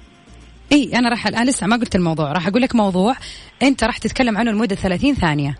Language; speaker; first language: Arabic; native; Arabic